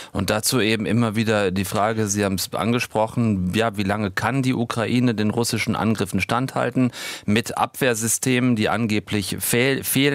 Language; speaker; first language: German; native; German